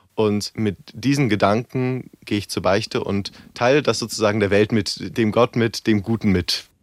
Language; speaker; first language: German; native; German